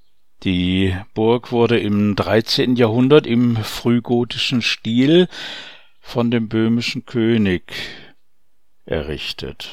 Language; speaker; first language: German; native; German